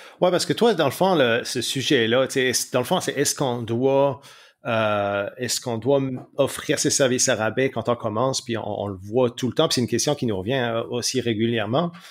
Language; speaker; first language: French; native; French